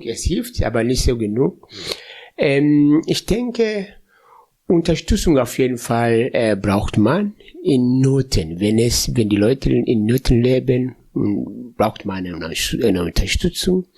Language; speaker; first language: German; non-native, fluent; Swahili